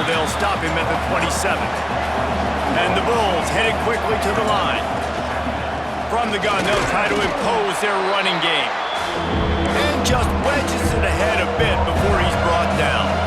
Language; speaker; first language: English; native; English